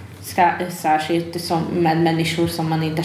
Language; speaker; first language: Swedish; non-native, fluent; Hungarian